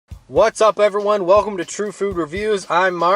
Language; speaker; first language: English; native; English